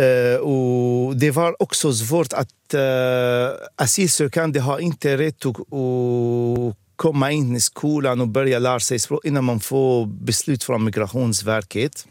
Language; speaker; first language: Swedish; non-native, fluent; Arabic